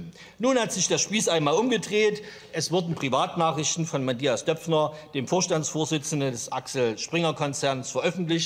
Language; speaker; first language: German; native; German